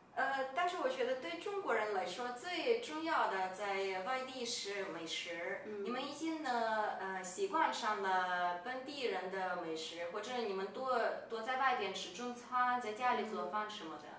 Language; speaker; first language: Chinese; non-native, fluent; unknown